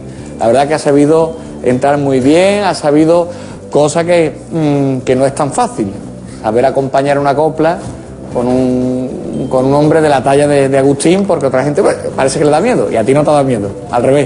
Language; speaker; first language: Spanish; native; Spanish